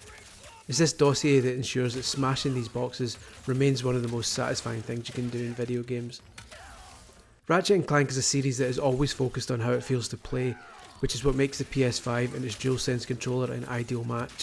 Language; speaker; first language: English; native; English